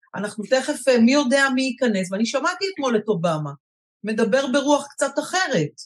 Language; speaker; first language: Hebrew; native; Hebrew